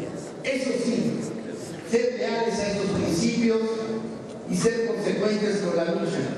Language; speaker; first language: Spanish; native; Spanish